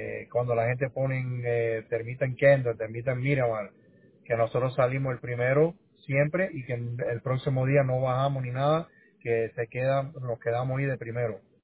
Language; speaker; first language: Spanish; native; Spanish